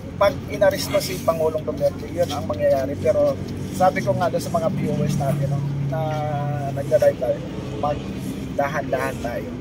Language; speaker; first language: Filipino; native; Filipino